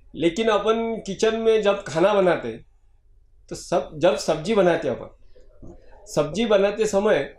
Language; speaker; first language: Hindi; non-native, local second language; Marathi